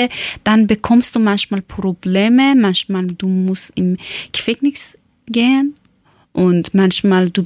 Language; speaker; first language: German; non-native, learner; Persian